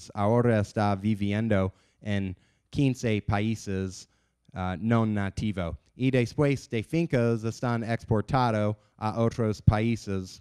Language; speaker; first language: Spanish; non-native, learner; English